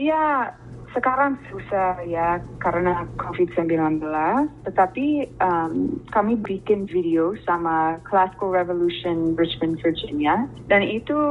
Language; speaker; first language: Indonesian; non-native, fluent; English